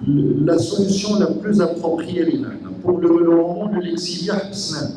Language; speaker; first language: Arabic; native; Arabic